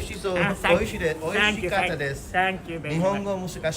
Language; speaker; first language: Japanese; non-native, learner; English